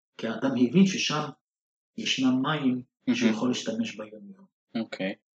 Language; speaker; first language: Hebrew; non-native, local second language; Arabic